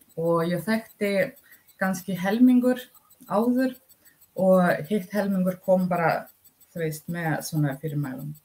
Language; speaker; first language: Icelandic; non-native, fluent; Russian